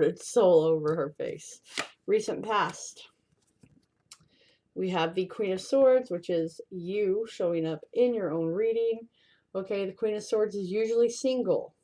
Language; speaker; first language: English; native; English